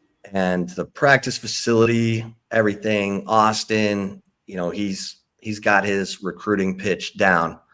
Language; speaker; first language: English; native; English